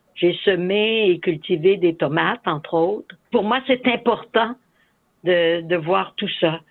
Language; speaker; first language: French; native; French